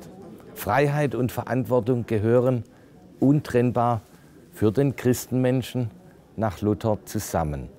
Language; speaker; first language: German; native; German